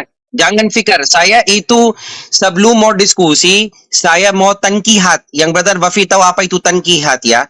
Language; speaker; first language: Indonesian; non-native, fluent; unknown